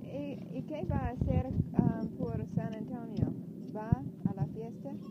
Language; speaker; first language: Spanish; non-native, learner; English